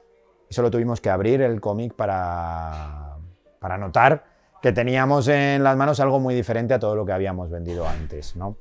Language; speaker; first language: Spanish; native; Spanish